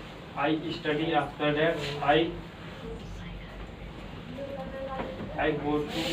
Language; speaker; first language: English; non-native, learner; Hindi